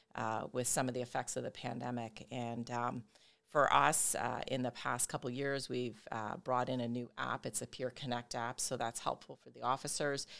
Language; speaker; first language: English; native; English